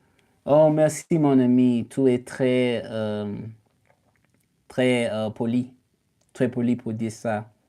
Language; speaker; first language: French; non-native, learner; English